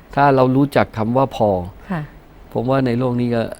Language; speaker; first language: Thai; early bilingual, other home language; Punjabi